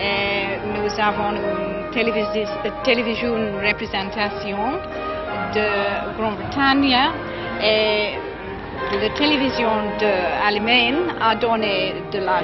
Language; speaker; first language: French; non-native, learner; English